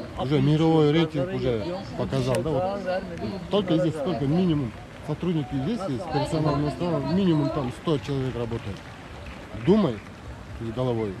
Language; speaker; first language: Russian; non-native, local second language; Kazakh